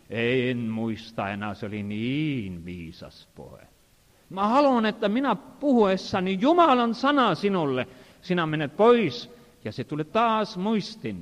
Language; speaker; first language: Finnish; non-native, fluent; Estonian